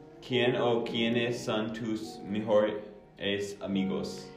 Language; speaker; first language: Spanish; non-native, learner; English